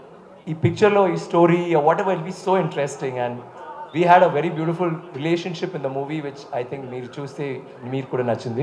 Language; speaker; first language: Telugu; non-native, learner; Tamil